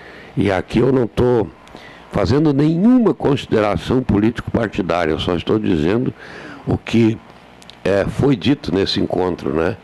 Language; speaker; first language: Portuguese; native; Portuguese